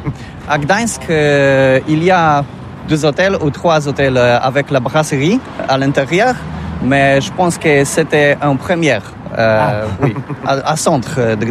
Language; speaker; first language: French; non-native, learner; Polish